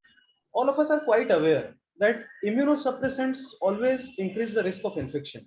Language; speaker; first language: English; non-native, local second language; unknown